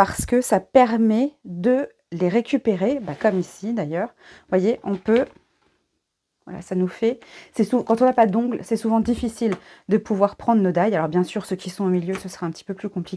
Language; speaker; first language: French; native; French